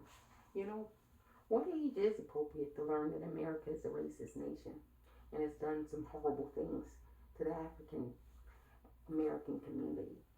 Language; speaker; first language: English; native; English